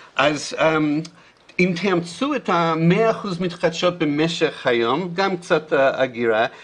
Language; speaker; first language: Hebrew; non-native, fluent; English